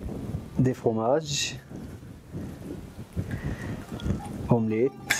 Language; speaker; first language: French; non-native, fluent; Arabic